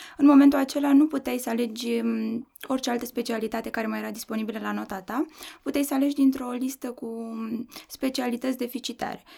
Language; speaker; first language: Romanian; native; Romanian